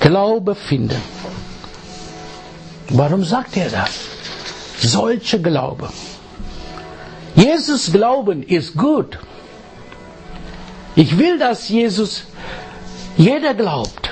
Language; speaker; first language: German; non-native, fluent; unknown